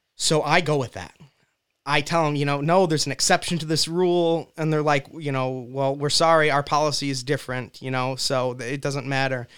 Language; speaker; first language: English; native; English